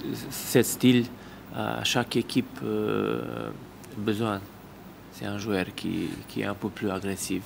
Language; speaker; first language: French; non-native, learner; Serbian